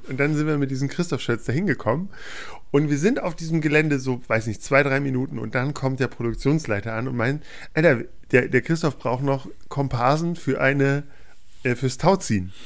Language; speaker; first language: German; native; German